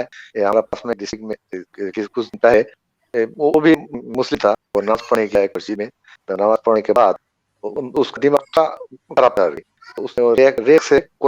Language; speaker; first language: Hindi; non-native, learner; Bangla